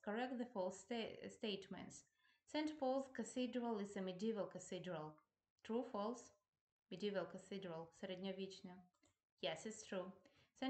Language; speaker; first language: English; non-native, fluent; Ukrainian